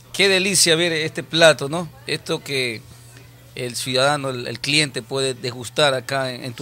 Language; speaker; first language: Spanish; native; Spanish